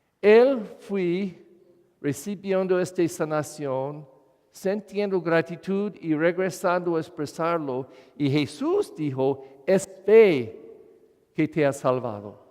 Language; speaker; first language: Spanish; non-native, learner; English